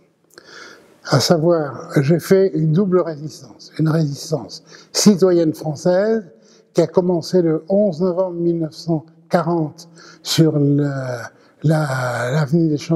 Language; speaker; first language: French; early bilingual, other home language; Ladino